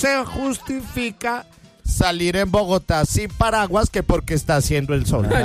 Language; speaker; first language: Spanish; native; Spanish